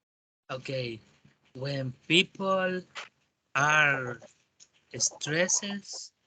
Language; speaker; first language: English; non-native, learner; Spanish